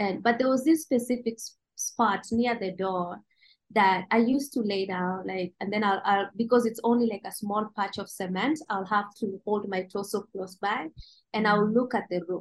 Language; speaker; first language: English; non-native, local second language; Kalenjin